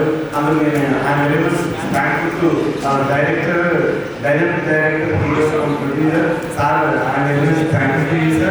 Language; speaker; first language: Telugu; native; Telugu